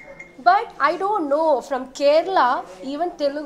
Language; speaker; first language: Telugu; non-native, learner; Malayalam